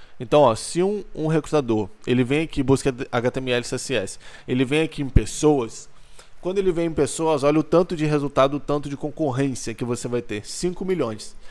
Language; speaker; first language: Portuguese; native; Portuguese